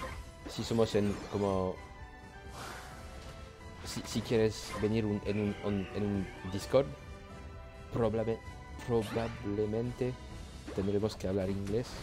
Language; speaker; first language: Spanish; non-native, learner; French